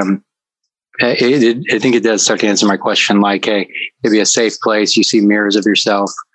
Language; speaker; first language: English; native; English